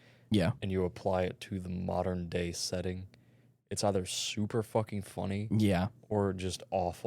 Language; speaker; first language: English; native; English